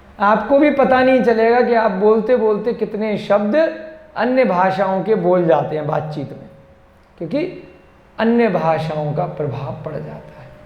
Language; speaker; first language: Hindi; native; Hindi